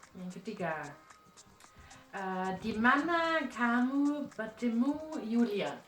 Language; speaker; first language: Indonesian; non-native, learner; German